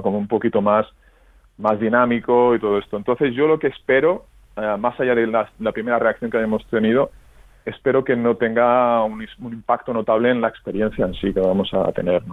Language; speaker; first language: Spanish; native; Spanish